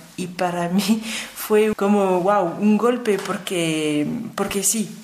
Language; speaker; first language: Spanish; non-native, fluent; French